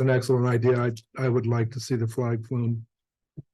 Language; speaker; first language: English; native; English